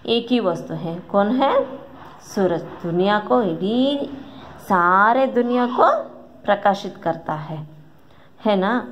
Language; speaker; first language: Hindi; non-native, local second language; Kannada